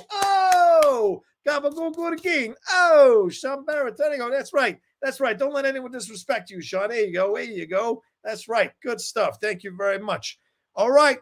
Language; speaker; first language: English; native; English